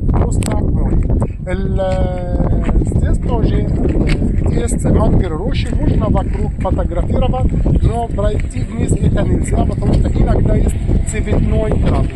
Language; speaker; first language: Russian; non-native, local second language; Arabic